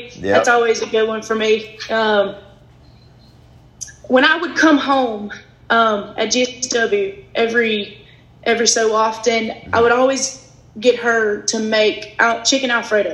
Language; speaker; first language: English; native; English